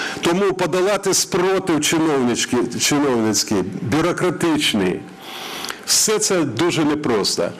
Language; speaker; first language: Ukrainian; non-native, local second language; Russian